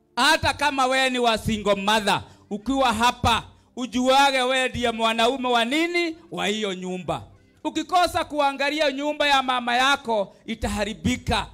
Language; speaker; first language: Swahili; non-native, local second language; Kikuyu